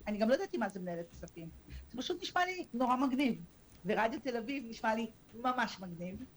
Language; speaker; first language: Hebrew; early bilingual, other home language; Russian